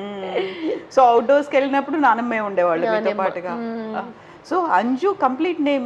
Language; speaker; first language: Telugu; native; Telugu